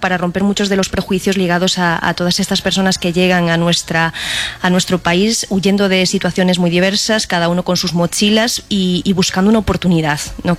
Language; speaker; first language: Spanish; native; Spanish